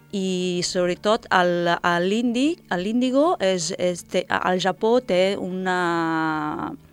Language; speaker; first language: Catalan; non-native, fluent; Italian